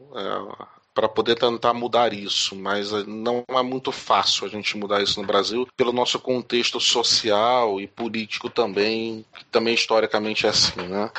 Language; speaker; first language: Portuguese; native; Portuguese